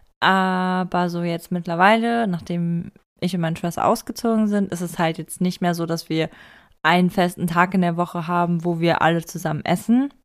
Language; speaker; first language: German; native; German